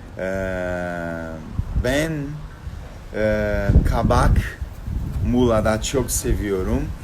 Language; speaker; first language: Turkish; non-native, learner; Portuguese